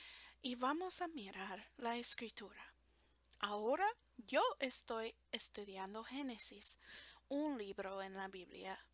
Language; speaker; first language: Spanish; non-native, fluent; English